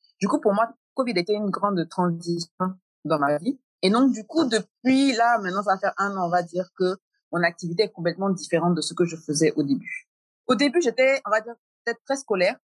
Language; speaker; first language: French; native; French